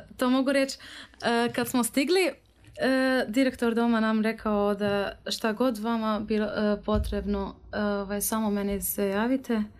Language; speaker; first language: Croatian; non-native, learner; Arabic